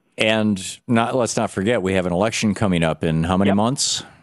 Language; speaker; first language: English; native; English